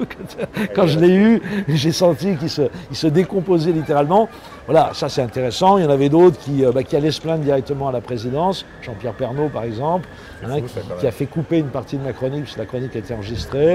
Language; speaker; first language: French; native; French